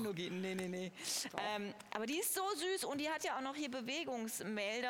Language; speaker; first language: German; native; German